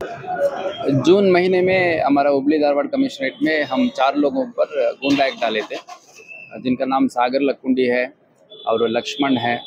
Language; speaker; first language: Hindi; non-native, local second language; Kannada